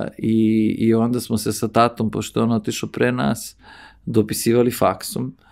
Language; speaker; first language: Serbian; early bilingual, heritage; Serbian